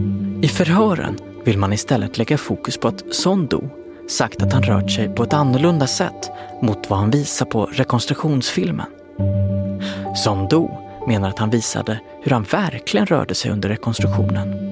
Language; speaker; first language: Swedish; native; Swedish